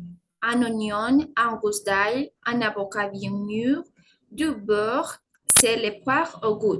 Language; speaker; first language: French; non-native, learner; Spanish